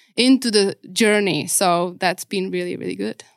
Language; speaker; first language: English; non-native, fluent; Czech